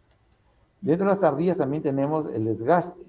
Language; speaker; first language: Spanish; native; Spanish